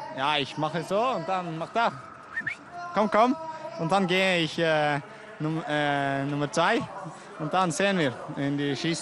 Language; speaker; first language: German; non-native, learner; Norwegian